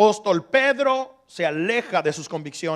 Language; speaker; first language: Spanish; early bilingual, heritage; Spanish